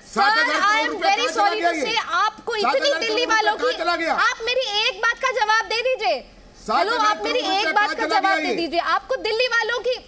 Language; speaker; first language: Hindi; native; Hindi